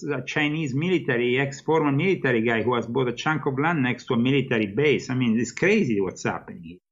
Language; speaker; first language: English; non-native, fluent; Italian